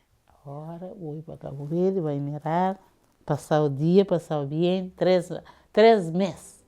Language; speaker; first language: Portuguese; non-native, learner; Kabuverdianu